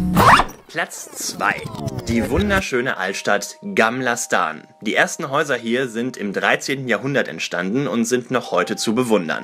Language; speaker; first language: German; native; German